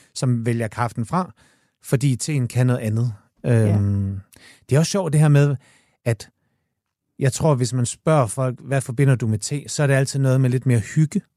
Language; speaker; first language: Danish; native; Danish